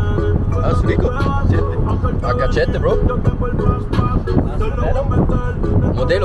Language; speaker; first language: Spanish; non-native, learner; German